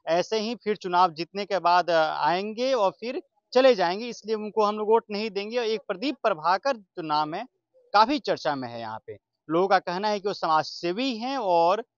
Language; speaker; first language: Hindi; native; Hindi